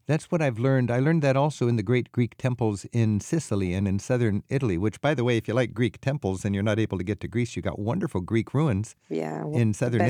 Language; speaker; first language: English; native; English